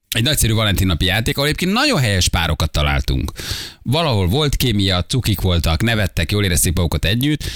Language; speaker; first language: Hungarian; native; Hungarian